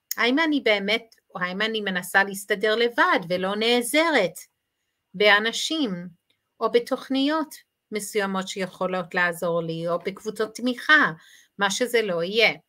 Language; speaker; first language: Hebrew; native; Hebrew